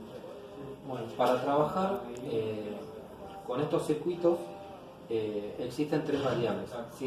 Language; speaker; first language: Spanish; native; Spanish